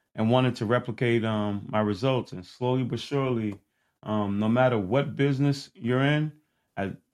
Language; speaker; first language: English; early bilingual, other home language; Haitian Creole